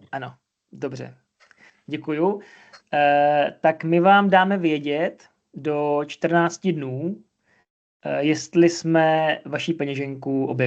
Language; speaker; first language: Czech; non-native, fluent; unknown